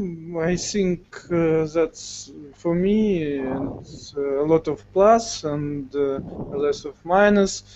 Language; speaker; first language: English; non-native, learner; Russian